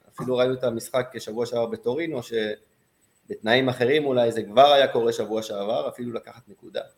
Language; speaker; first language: Hebrew; non-native, fluent; French